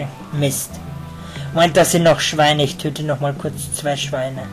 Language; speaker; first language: German; native; German